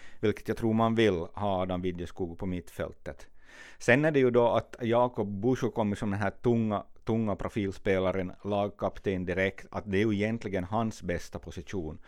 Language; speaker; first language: Swedish; native; Swedish